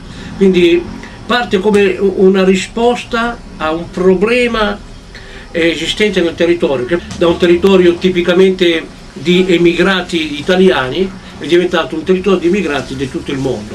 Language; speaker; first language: Italian; native; Italian